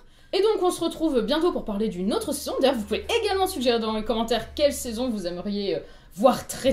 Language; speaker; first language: French; native; French